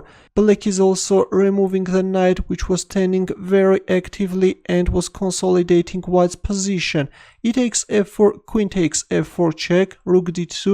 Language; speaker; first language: English; non-native, fluent; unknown